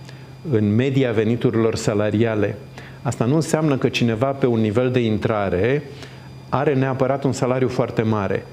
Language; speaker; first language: Romanian; native; Romanian